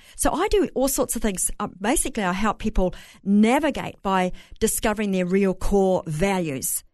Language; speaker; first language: English; native; English